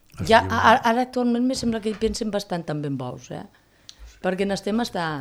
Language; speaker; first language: Catalan; native; Catalan